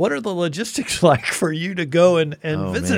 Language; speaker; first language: English; native; English